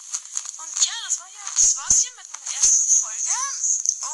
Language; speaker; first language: German; native; German